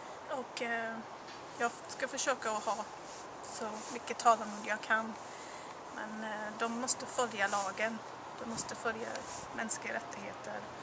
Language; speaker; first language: Swedish; non-native, learner; Arabic